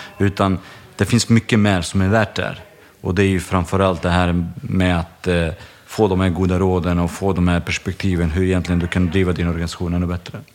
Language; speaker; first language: Swedish; early bilingual, other home language; Bosnian